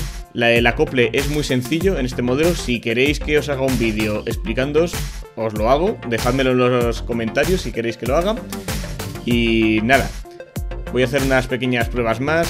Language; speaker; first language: Spanish; native; Spanish